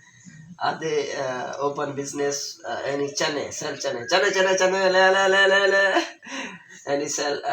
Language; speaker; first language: English; non-native, learner; Urdu